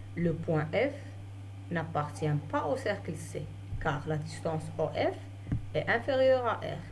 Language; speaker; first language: French; non-native, local second language; Arabic